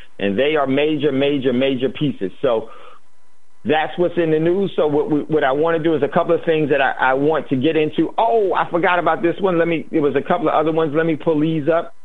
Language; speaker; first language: English; native; English